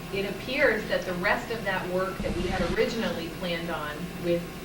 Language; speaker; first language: English; native; English